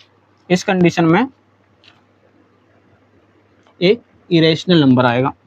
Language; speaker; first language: Hindi; native; Hindi